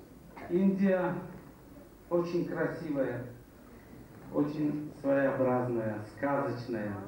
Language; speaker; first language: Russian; non-native, local second language; Tajik